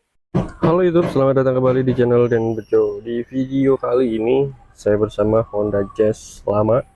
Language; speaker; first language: Indonesian; native; Indonesian